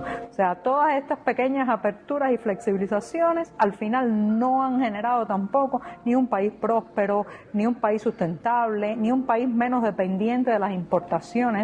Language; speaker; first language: Spanish; native; Spanish